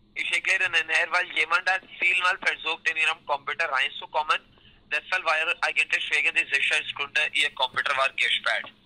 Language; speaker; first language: German; non-native, learner; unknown